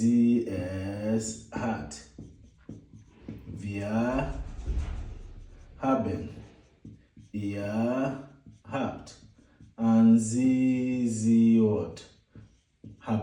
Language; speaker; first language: German; non-native, fluent; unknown